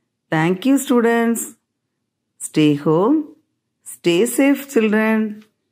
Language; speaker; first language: English; non-native, local second language; Tamil